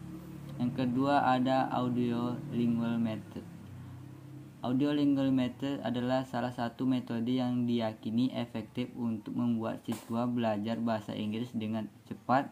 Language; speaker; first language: Indonesian; native; Indonesian